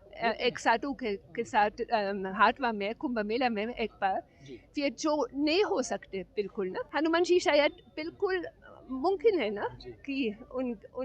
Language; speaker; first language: Hindi; non-native, learner; German